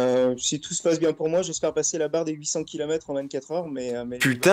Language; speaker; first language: French; native; French